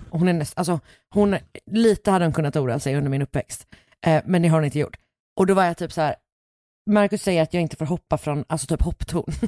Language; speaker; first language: Swedish; native; Swedish